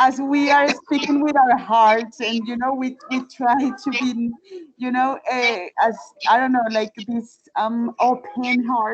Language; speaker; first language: English; non-native, fluent; Spanish